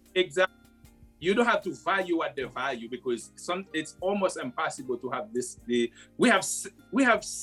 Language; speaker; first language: English; non-native, fluent; Haitian Creole